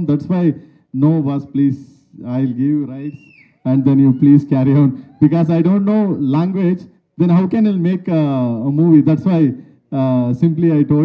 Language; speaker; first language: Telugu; non-native, learner; Kannada